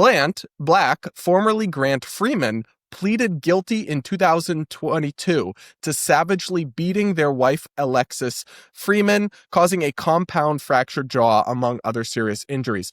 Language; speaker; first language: English; native; English